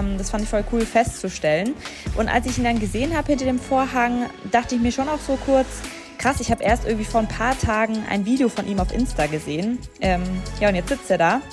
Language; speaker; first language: German; native; German